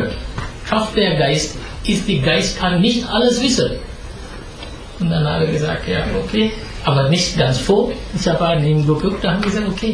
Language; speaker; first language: German; non-native, fluent; Sinhala